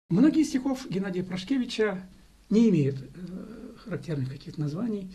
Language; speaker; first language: Russian; native; Russian